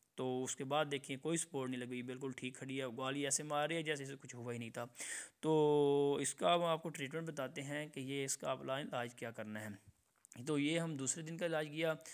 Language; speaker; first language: Urdu; non-native, local second language; Punjabi